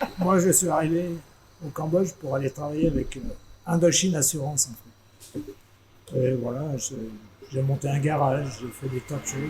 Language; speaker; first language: French; native; French